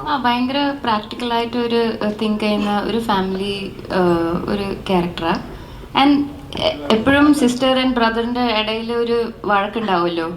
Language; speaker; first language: Malayalam; early bilingual, heritage; Malayalam